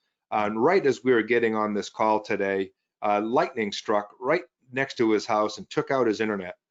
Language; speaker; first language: English; native; English